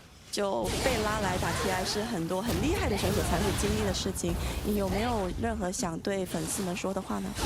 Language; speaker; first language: Chinese; native; Chinese